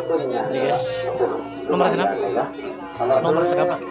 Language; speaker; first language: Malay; non-native, local second language; Madurese